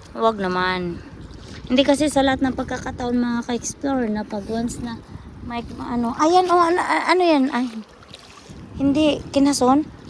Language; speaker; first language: Filipino; non-native, local second language; Cebuano